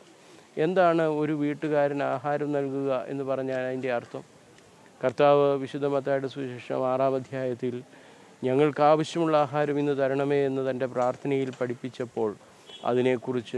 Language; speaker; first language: Malayalam; native; Malayalam